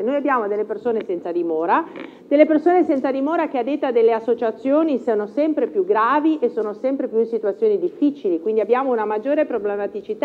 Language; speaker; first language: Italian; native; Italian